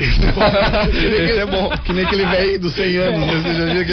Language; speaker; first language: Portuguese; native; Portuguese